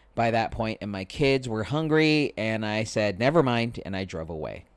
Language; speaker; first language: English; native; English